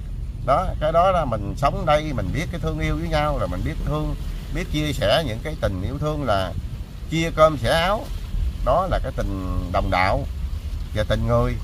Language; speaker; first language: Vietnamese; native; Vietnamese